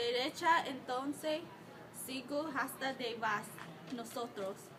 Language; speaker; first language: Spanish; non-native, learner; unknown